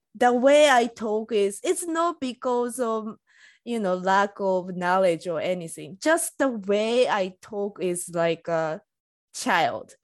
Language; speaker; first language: English; non-native, fluent; Japanese